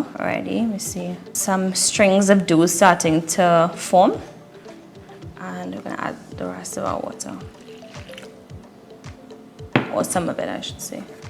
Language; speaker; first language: English; native; English